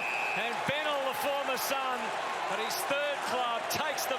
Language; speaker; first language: English; native; English